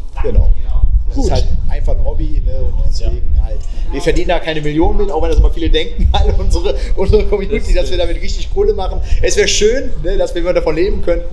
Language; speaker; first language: German; native; German